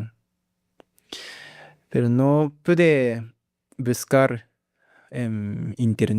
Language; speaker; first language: Spanish; non-native, learner; Japanese